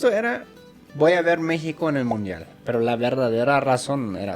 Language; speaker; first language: Spanish; native; Spanish